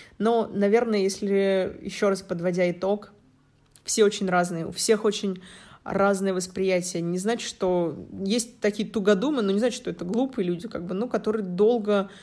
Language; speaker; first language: Russian; native; Russian